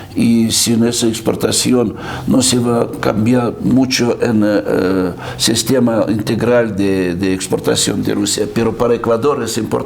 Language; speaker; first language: Spanish; non-native, fluent; Russian